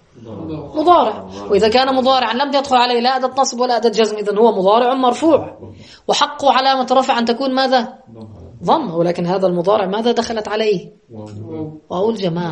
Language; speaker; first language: Arabic; native; Arabic